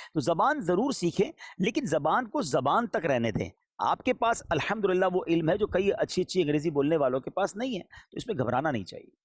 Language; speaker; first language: Urdu; native; Urdu